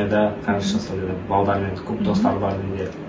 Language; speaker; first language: Kazakh; non-native, local second language; Azerbaijani